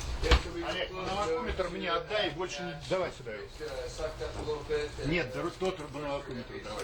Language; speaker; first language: Russian; native; Russian